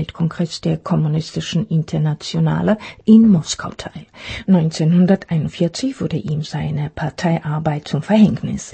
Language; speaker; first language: German; non-native, fluent; Czech